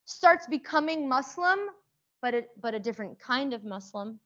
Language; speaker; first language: English; early bilingual, other home language; Persian